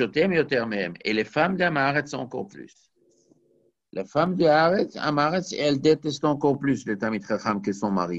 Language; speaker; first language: French; native; French